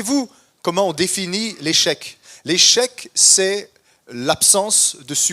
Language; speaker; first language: French; native; French